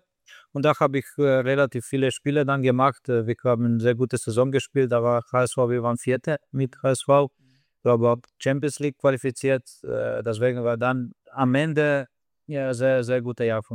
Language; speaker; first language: German; non-native, fluent; Slovenian